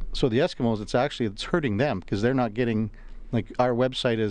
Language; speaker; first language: English; native; English